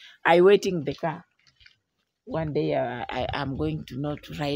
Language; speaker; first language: English; non-native, learner; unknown